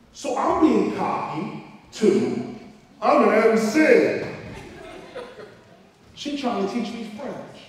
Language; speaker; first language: English; native; English